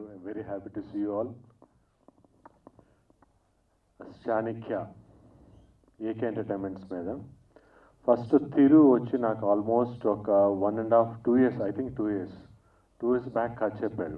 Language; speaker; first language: Telugu; native; Telugu